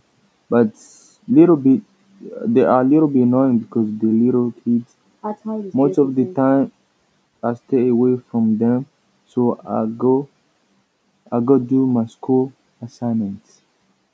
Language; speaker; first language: English; non-native, local second language; Swahili